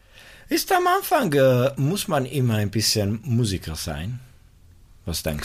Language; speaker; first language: German; non-native, local second language; Italian